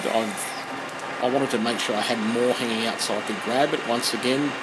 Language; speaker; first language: English; native; English